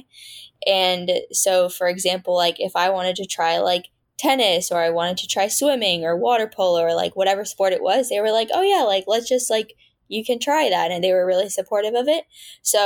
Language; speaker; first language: English; native; English